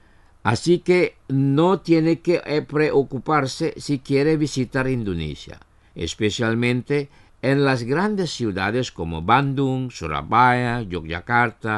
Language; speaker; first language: Spanish; non-native, fluent; Indonesian